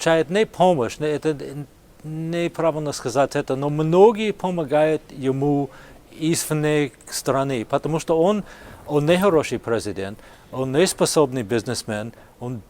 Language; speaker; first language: Russian; non-native, fluent; English